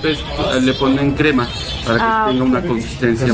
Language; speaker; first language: Spanish; native; Spanish